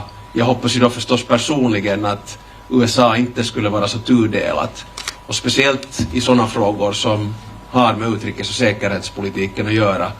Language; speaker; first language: Swedish; native; Swedish